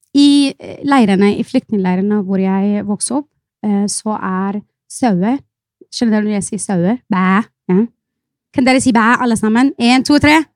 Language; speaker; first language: Norwegian; non-native, fluent; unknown